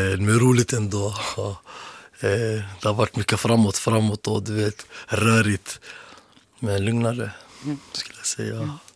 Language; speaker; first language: Swedish; early bilingual, other home language; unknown